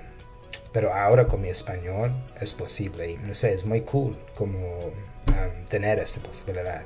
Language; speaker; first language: Spanish; non-native, fluent; English